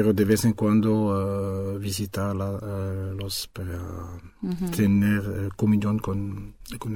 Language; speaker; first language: Spanish; non-native, fluent; French